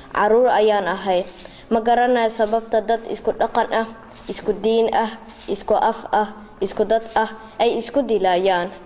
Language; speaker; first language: Somali; early bilingual, heritage; Somali